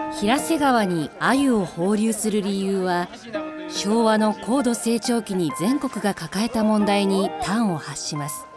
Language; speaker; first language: Japanese; native; Japanese